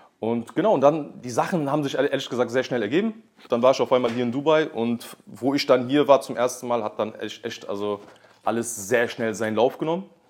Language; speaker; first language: German; early bilingual, other home language; Kurdish